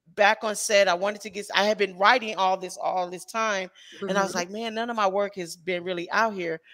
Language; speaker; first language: English; native; English